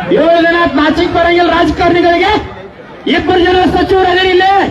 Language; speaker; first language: Kannada; native; Kannada